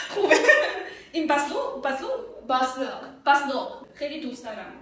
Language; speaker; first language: Persian; non-native, learner; Chinese